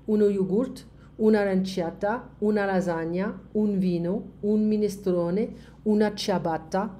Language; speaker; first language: Italian; non-native, learner; French